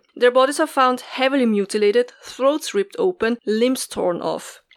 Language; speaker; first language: English; non-native, fluent; German